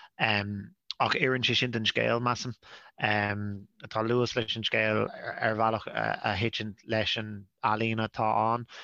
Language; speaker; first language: Irish; non-native, local second language; English